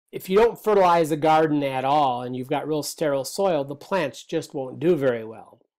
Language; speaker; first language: English; native; English